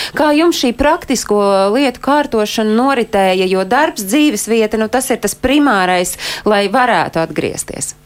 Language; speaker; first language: Latvian; native; Latvian